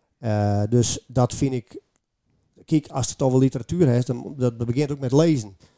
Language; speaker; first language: Dutch; native; Dutch